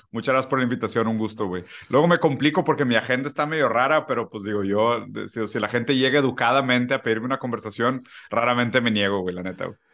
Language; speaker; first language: Spanish; early bilingual, other home language; Portuguese